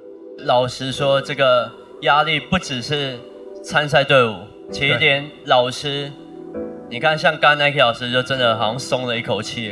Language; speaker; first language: Chinese; native; Chinese